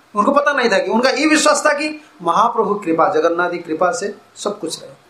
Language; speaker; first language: Hindi; non-native, local second language; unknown